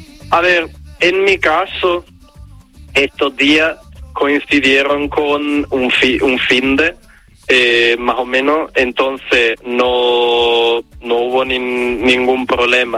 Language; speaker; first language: Spanish; non-native, fluent; Italian